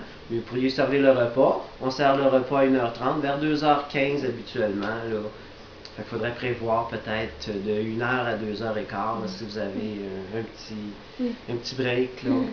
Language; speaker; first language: French; native; French